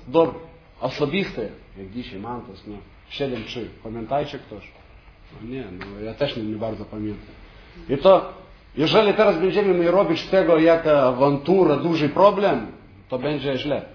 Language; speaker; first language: Polish; non-native, fluent; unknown